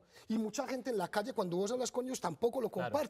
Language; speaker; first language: Spanish; native; Spanish